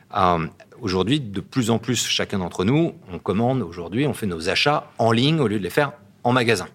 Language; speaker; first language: French; native; French